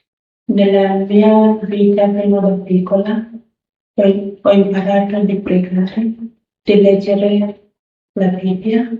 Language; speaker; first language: Italian; non-native, learner; Luo (Kenya and Tanzania)